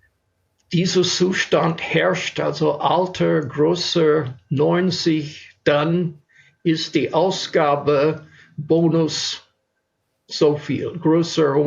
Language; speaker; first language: German; non-native, fluent; English